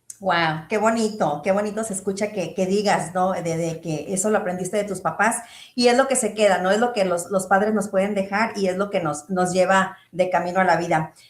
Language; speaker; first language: Spanish; native; Spanish